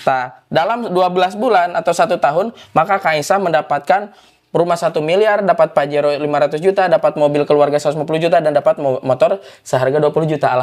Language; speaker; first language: Indonesian; native; Indonesian